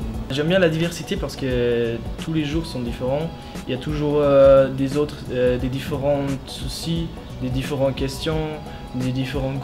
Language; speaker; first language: French; non-native, fluent; German